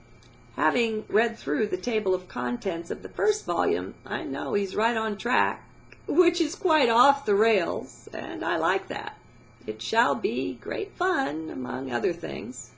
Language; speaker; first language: English; native; English